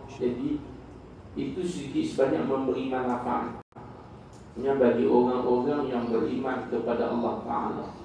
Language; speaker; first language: Malay; native; Malay